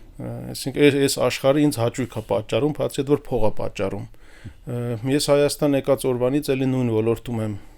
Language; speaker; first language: Armenian; early bilingual, heritage; Armenian